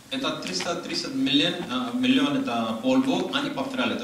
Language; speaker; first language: Russian; non-native, learner; Hindi